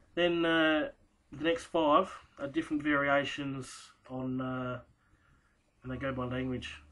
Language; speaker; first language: English; native; English